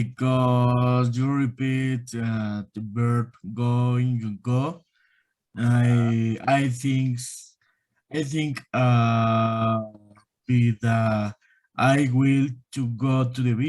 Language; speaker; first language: English; non-native, learner; Spanish